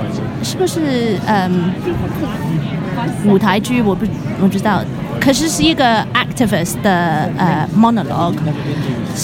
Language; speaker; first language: Chinese; non-native, local second language; Cantonese